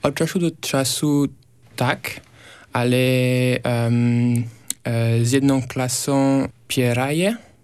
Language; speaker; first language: Polish; non-native, learner; French